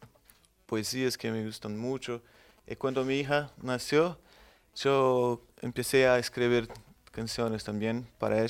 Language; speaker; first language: Spanish; non-native, fluent; Portuguese